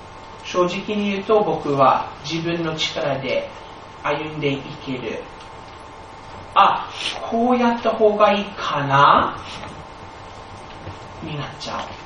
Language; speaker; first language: Japanese; non-native, fluent; English